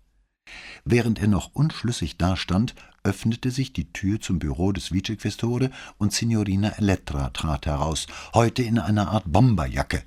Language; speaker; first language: German; native; German